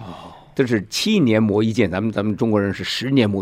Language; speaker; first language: Chinese; native; Chinese